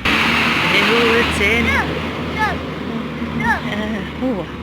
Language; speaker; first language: Arabic; native; Arabic